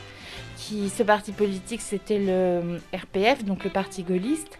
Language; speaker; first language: French; native; French